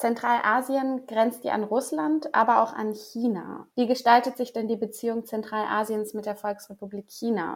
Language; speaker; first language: German; native; German